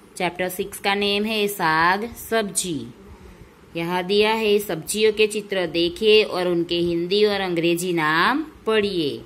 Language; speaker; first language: Hindi; non-native, local second language; Gujarati